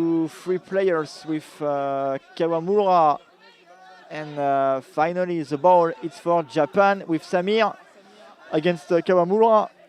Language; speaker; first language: English; non-native, learner; French